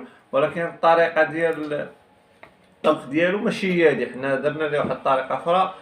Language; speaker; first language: Arabic; native; Arabic